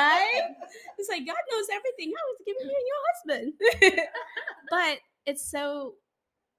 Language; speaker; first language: English; non-native, local second language; Filipino